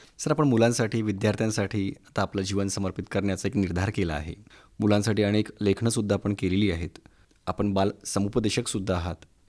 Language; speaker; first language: Marathi; native; Marathi